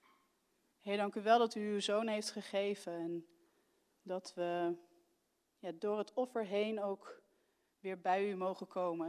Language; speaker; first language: Dutch; native; Dutch